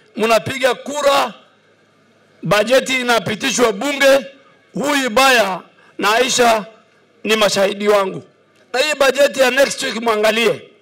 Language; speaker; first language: Swahili; native; Swahili